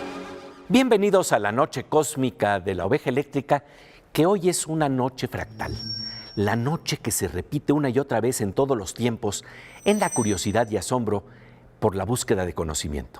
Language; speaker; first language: Spanish; native; Spanish